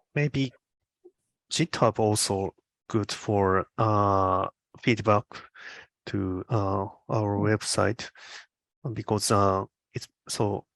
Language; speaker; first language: English; non-native, learner; Japanese